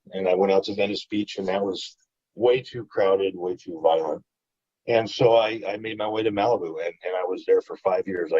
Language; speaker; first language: English; native; English